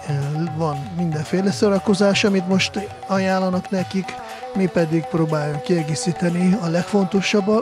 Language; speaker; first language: Hungarian; non-native, fluent; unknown